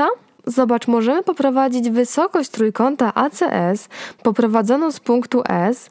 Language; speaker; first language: Polish; native; Polish